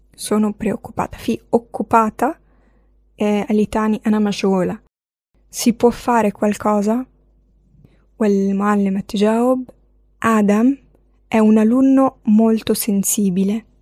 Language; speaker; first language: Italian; non-native, fluent; Arabic